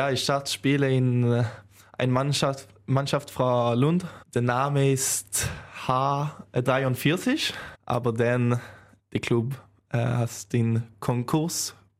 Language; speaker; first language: German; non-native, learner; Swedish